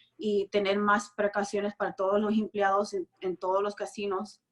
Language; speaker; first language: Spanish; early bilingual, other home language; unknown